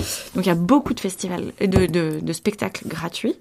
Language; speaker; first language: French; native; French